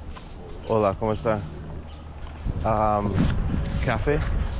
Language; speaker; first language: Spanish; non-native, learner; English